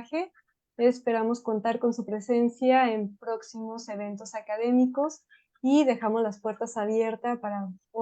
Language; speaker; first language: Spanish; native; Spanish